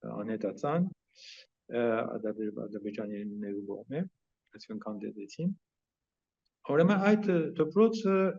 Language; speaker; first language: Armenian; early bilingual, heritage; Armenian